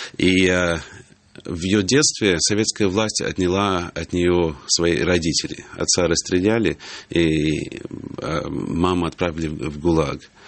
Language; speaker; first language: Russian; early bilingual, heritage; English